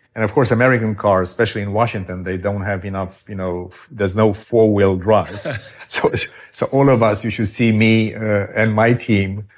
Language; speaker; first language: English; non-native, fluent; Romanian